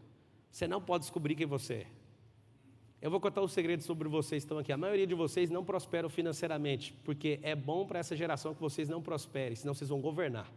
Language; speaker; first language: Portuguese; native; Portuguese